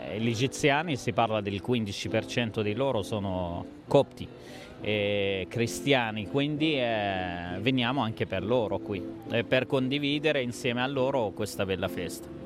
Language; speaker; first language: Italian; non-native, fluent; Arabic